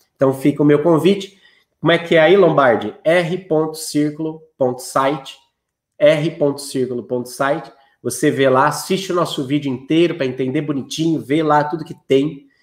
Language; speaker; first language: Portuguese; native; Portuguese